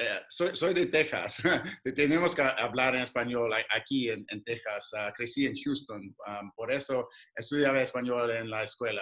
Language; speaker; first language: Spanish; non-native, fluent; English